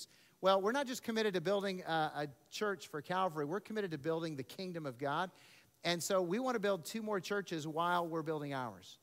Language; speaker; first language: English; native; English